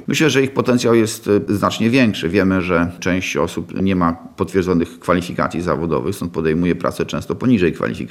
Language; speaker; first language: Polish; native; Polish